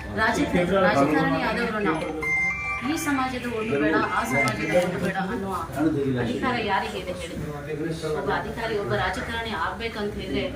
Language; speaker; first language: Kannada; non-native, local second language; Lambadi